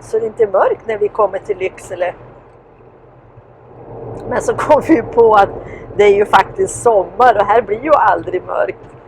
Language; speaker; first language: Swedish; native; Swedish